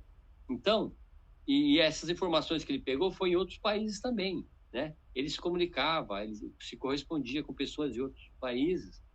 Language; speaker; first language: Portuguese; native; Portuguese